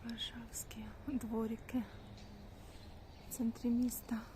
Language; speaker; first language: Polish; non-native, learner; Ukrainian